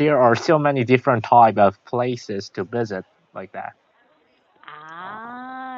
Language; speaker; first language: English; non-native, learner; Korean